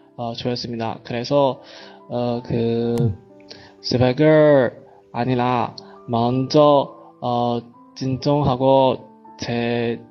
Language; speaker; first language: Korean; non-native, learner; Chinese